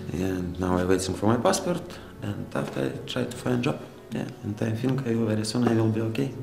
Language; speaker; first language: English; non-native, learner; Russian